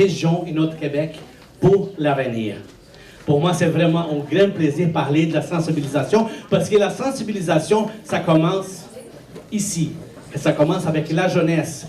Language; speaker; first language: French; non-native, fluent; Portuguese